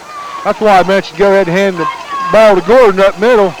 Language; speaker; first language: English; native; English